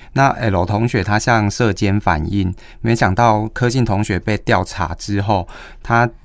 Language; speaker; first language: Chinese; native; Chinese